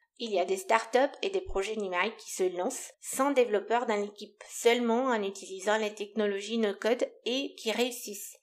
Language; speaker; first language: French; non-native, fluent; Romanian